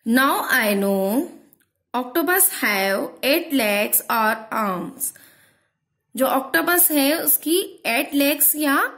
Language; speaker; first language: Hindi; native; Hindi